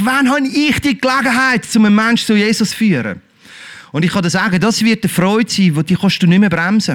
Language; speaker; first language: German; native; German